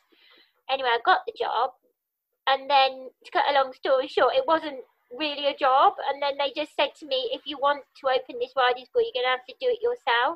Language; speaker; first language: English; native; English